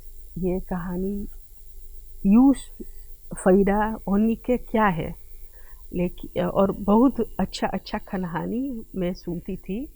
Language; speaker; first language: Hindi; early bilingual, heritage; Dutch